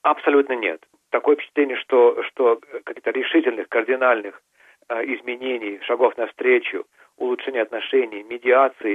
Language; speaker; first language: Russian; native; Russian